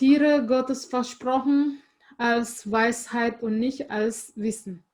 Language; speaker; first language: German; non-native, fluent; Indonesian